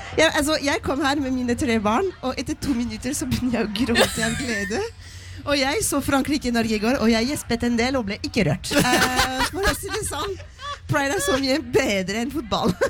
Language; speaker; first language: Norwegian; non-native, fluent; French